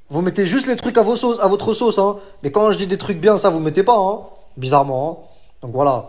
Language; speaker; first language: French; native; French